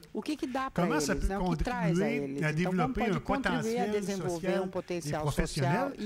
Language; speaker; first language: French; native; French